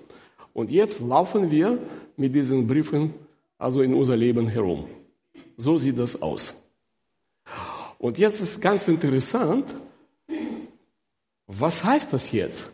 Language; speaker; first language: German; non-native, fluent; Russian